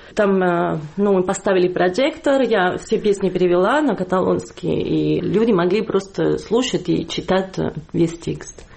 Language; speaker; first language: Russian; non-native, fluent; Catalan